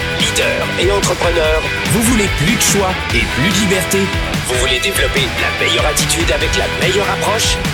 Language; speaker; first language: French; native; French